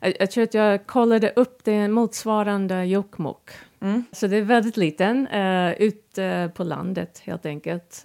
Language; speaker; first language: Swedish; non-native, fluent; English